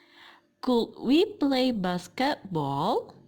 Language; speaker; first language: English; non-native, fluent; Indonesian